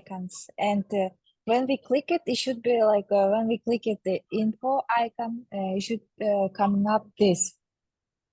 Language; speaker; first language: English; non-native, learner; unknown